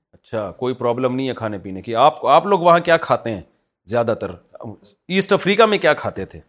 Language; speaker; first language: Urdu; native; Urdu